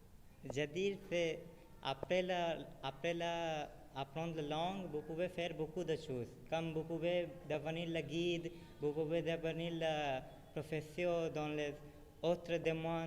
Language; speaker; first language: French; non-native, learner; Hindi